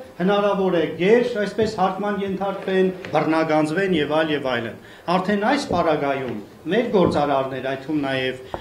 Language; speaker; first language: Armenian; native; Armenian